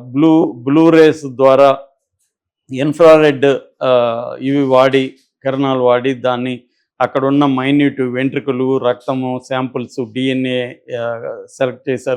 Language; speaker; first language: Telugu; native; Telugu